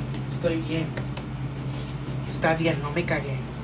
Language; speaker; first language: Spanish; early bilingual, heritage; Spanish